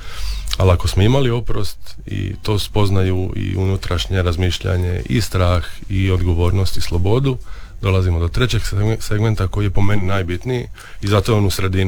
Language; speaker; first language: Serbian; native; Serbian